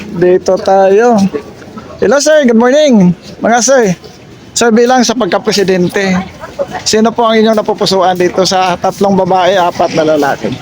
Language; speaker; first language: Filipino; non-native, local second language; Hiligaynon